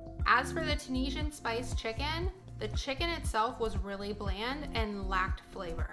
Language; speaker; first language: English; native; English